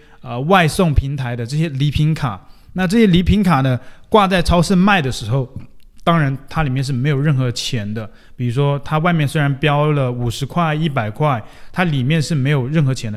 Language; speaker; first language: Chinese; native; Chinese